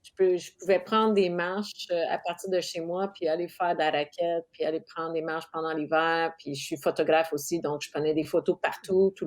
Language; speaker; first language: French; non-native, local second language; English